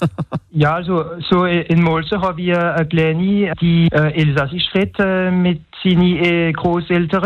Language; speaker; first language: German; non-native, local second language; French